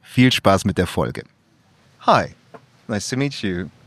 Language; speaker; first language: German; native; German